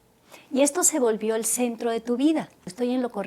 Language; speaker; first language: Spanish; native; Spanish